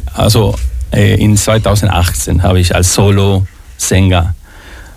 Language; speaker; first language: German; non-native, fluent; Spanish